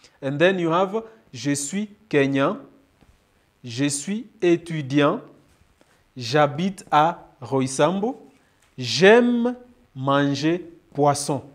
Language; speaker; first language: French; non-native, learner; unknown